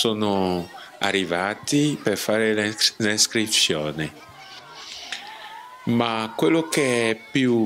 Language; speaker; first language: Italian; non-native, learner; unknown